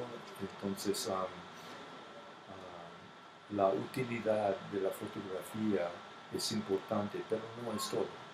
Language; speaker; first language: Spanish; non-native, fluent; English